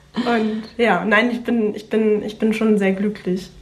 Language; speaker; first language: German; native; German